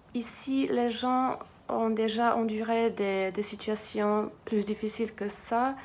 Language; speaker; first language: French; non-native, fluent; Serbian